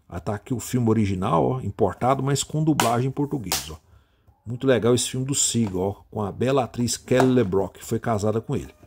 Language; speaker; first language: Portuguese; native; Portuguese